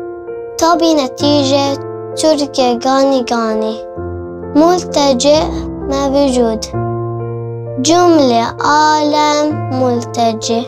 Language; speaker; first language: Turkish; non-native, learner; Arabic